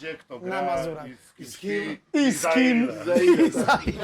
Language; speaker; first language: Polish; native; Polish